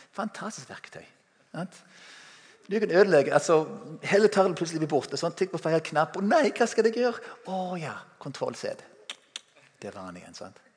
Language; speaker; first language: Norwegian; non-native, fluent; English